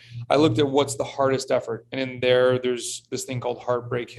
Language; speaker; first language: English; native; English